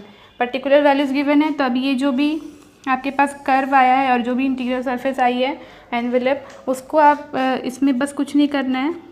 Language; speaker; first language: Hindi; native; Hindi